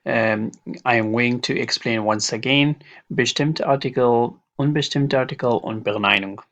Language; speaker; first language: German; non-native, learner; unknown